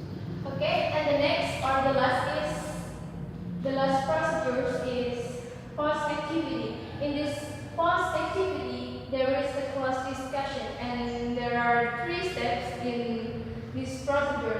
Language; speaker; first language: English; non-native, learner; Indonesian